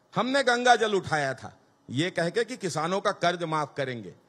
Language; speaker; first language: Hindi; native; Hindi